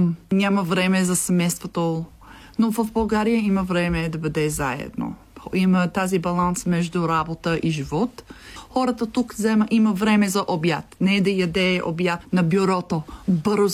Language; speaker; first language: Bulgarian; non-native, learner; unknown